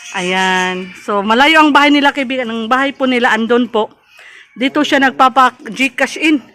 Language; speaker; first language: Filipino; non-native, local second language; Cebuano